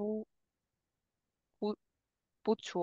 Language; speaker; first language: Chinese; non-native, learner; English